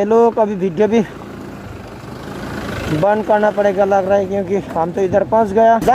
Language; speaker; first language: Hindi; non-native, learner; Nepali